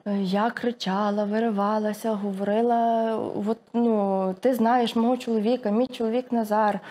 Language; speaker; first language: Ukrainian; native; Ukrainian